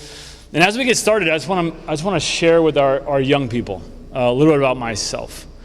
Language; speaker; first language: English; native; English